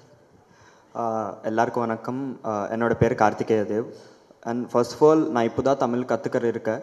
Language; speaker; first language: Tamil; non-native, learner; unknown